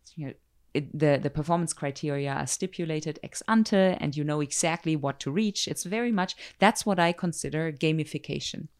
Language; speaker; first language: English; non-native, fluent; German